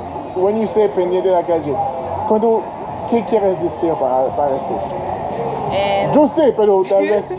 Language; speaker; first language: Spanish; non-native, learner; English